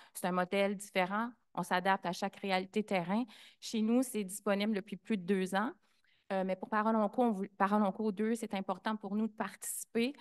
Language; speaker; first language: French; native; French